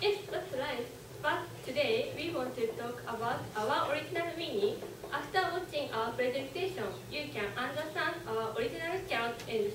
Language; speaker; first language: English; non-native, learner; Japanese